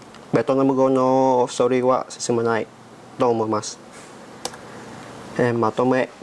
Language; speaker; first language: Japanese; non-native, learner; Vietnamese